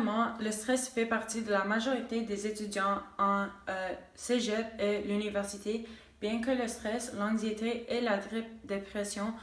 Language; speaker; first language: French; non-native, local second language; English